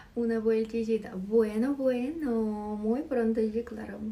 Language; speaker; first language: Spanish; non-native, fluent; Ukrainian